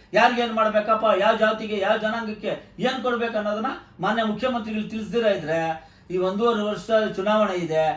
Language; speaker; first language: Kannada; non-native, local second language; Urdu